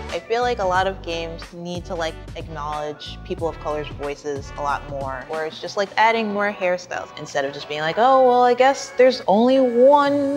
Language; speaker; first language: English; native; English